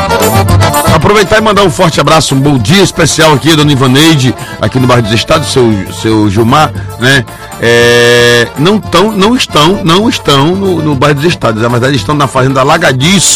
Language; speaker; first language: Portuguese; native; Portuguese